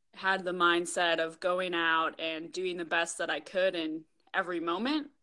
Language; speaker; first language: English; native; English